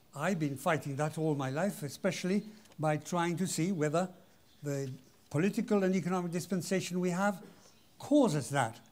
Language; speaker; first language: English; non-native, fluent; Spanish